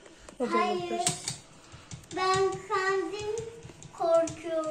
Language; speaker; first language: Turkish; early bilingual, heritage; Turkish